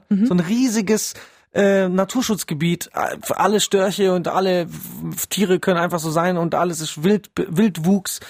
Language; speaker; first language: German; early bilingual, other home language; Polish